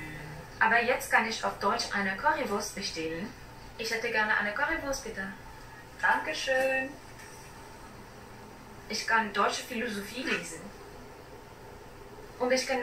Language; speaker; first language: German; non-native, fluent; French